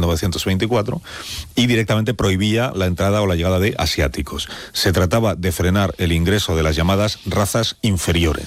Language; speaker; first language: Spanish; native; Spanish